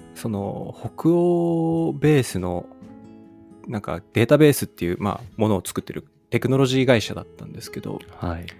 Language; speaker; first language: Japanese; native; Japanese